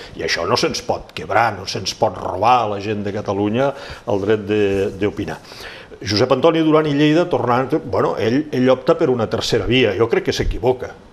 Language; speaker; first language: Catalan; native; Catalan